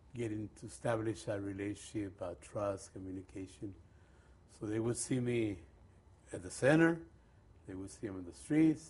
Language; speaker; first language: English; early bilingual, other home language; Spanish